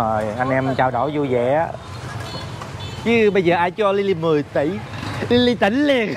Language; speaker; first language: Vietnamese; native; Vietnamese